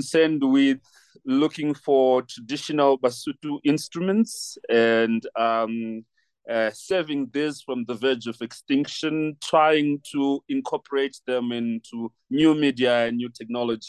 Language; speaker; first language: English; non-native, local second language; Shona